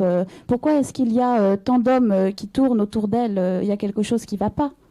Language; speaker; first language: French; native; French